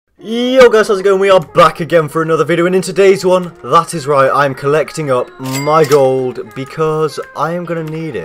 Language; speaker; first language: English; native; English